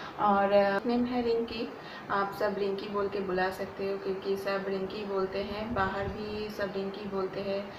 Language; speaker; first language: Hindi; non-native, local second language; Bangla